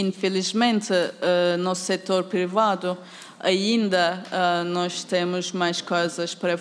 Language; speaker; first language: Portuguese; non-native, fluent; Turkish